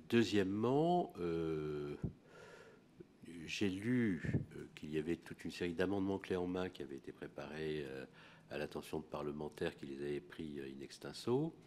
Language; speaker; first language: French; native; French